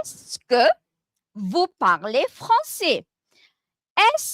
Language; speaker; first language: French; non-native, fluent; Malay